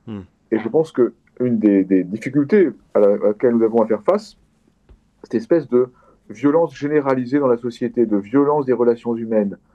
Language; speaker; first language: French; native; French